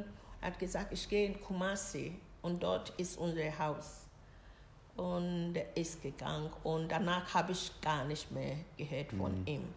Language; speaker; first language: German; non-native, learner; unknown